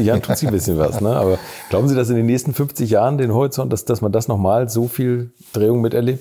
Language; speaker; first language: German; native; German